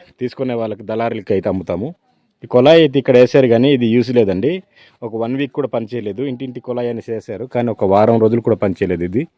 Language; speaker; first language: Telugu; non-native, local second language; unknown